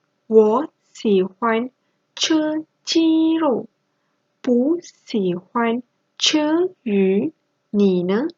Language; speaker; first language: Chinese; non-native, local second language; Malay